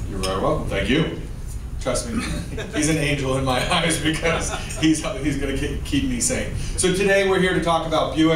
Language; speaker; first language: English; native; English